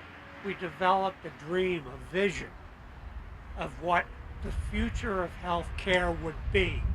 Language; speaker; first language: English; native; English